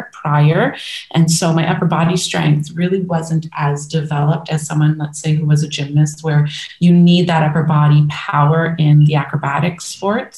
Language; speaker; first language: English; native; English